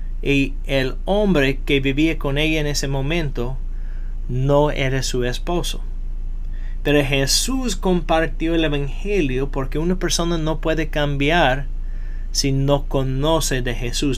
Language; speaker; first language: Spanish; non-native, fluent; English